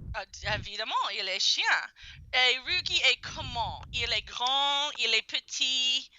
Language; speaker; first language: French; non-native, fluent; English